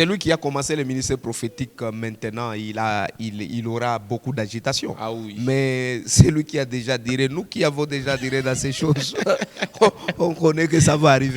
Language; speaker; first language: French; non-native, local second language; Swahili